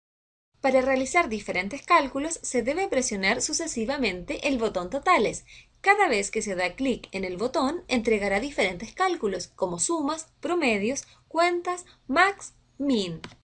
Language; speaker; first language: Spanish; native; Spanish